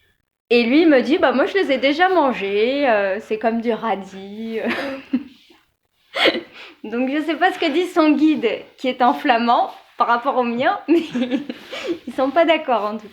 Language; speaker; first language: French; native; French